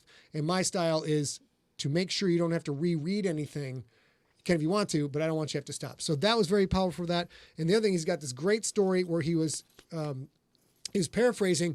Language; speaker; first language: English; native; English